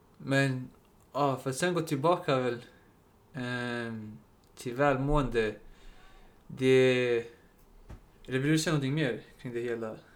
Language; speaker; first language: Swedish; early bilingual, other home language; Spanish